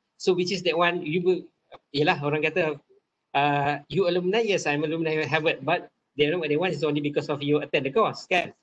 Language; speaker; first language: English; non-native, local second language; Malay